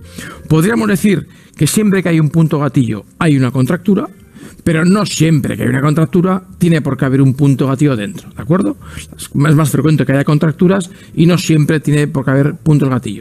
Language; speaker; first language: Spanish; native; Spanish